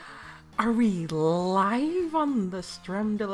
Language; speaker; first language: English; native; English